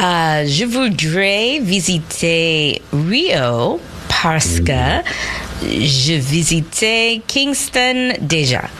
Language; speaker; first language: French; non-native, learner; English